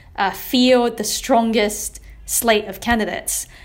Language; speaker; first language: English; non-native, local second language; Cantonese